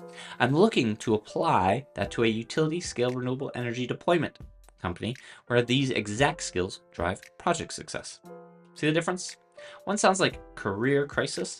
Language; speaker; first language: English; native; English